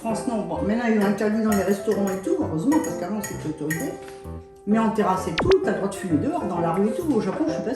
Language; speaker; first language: French; native; French